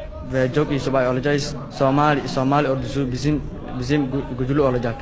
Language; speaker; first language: Turkish; non-native, learner; Somali